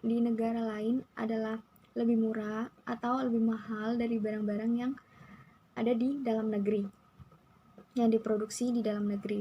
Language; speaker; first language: Indonesian; native; Indonesian